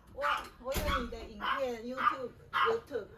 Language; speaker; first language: Chinese; non-native, learner; Japanese